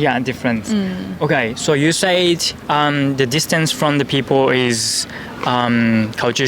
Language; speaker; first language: English; non-native, learner; Japanese